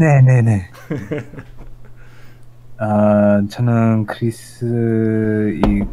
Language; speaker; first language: Korean; non-native, learner; Spanish